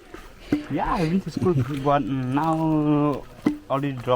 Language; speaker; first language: English; non-native, local second language; Khasi